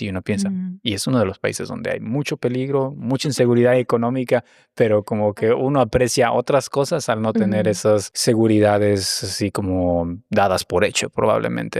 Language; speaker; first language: Spanish; native; Spanish